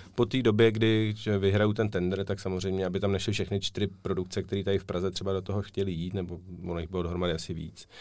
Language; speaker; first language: Czech; native; Czech